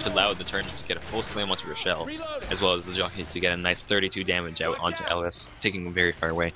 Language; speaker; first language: English; native; English